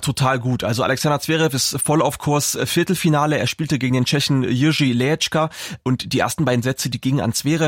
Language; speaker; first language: German; native; German